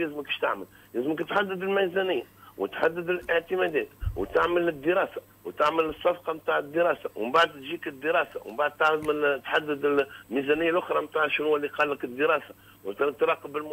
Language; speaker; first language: Arabic; native; Arabic